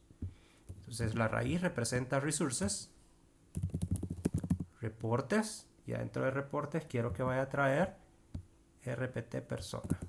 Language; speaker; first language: Spanish; native; Spanish